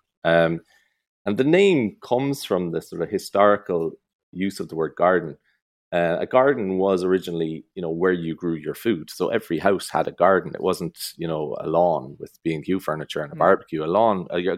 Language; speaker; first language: English; native; English